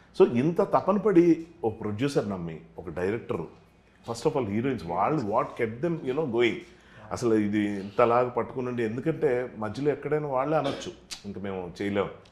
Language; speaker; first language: Telugu; native; Telugu